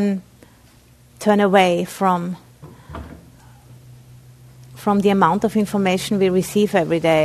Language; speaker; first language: English; non-native, fluent; German